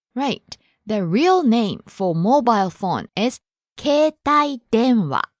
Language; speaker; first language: English; non-native, fluent; Japanese